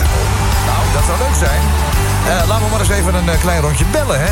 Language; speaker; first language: Dutch; native; Dutch